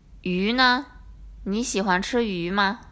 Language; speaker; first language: Chinese; non-native, learner; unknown